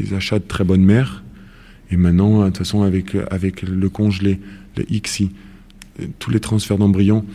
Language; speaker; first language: French; native; French